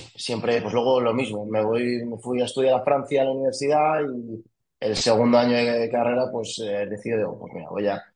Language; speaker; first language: Spanish; early bilingual, other home language; French